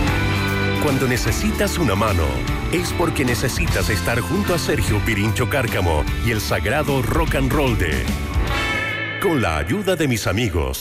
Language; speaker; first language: Spanish; native; Spanish